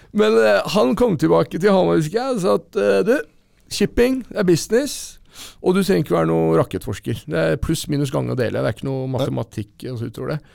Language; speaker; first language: Norwegian; early bilingual, other home language; Persian